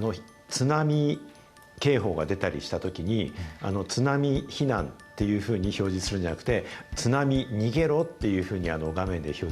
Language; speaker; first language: Japanese; native; Japanese